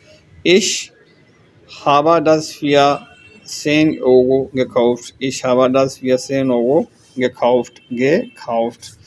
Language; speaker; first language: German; non-native, fluent; Urdu